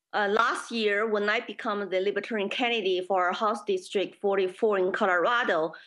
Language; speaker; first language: English; non-native, fluent; Chinese